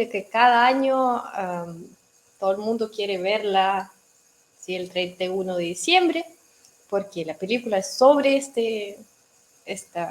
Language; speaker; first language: Spanish; non-native, fluent; Russian